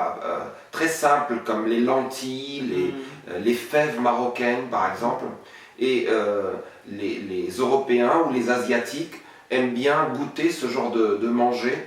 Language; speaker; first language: French; non-native, local second language; Arabic